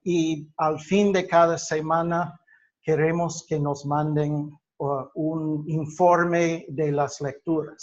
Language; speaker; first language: Spanish; non-native, fluent; English